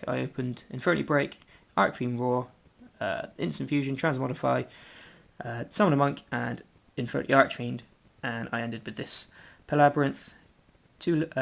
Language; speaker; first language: English; native; English